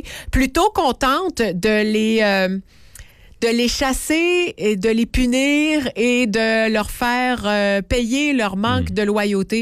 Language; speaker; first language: French; native; French